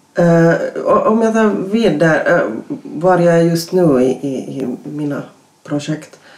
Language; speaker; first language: Swedish; native; Swedish